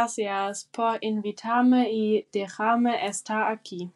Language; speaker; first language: Spanish; non-native, learner; German